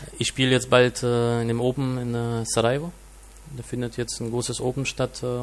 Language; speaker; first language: German; non-native, fluent; Russian